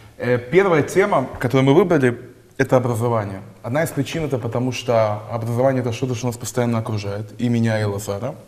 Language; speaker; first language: Russian; early bilingual, heritage; Russian